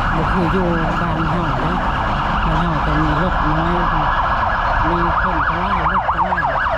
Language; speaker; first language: Thai; non-native, fluent; Lao